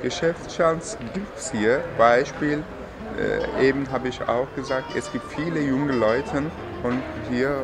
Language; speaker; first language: German; non-native, fluent; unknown